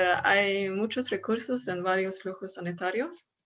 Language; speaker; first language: Spanish; non-native, fluent; Swedish